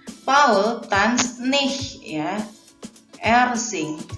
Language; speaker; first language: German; non-native, fluent; Indonesian